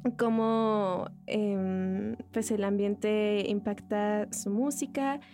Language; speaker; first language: Spanish; native; Spanish